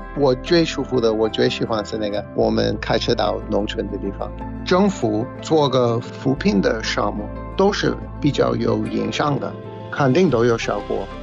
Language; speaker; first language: Chinese; non-native, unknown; English